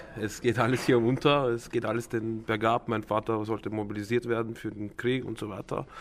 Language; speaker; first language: German; early bilingual, other home language; Croatian